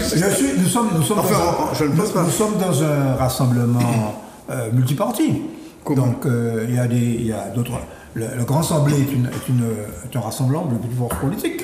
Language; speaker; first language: French; native; French